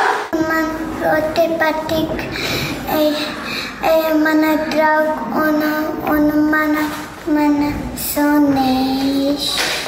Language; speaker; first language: Latvian; early bilingual, heritage; Latvian